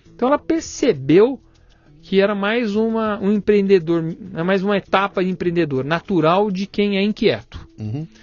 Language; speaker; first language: Portuguese; native; Portuguese